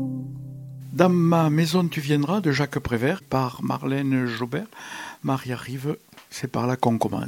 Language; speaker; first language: French; native; French